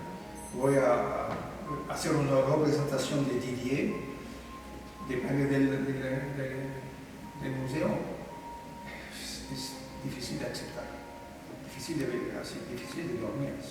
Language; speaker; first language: Spanish; non-native, fluent; French